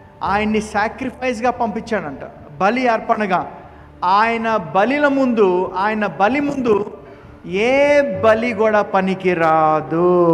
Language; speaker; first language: Telugu; native; Telugu